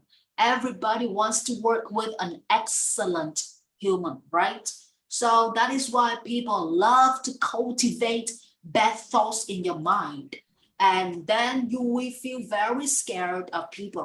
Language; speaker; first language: English; non-native, fluent; Vietnamese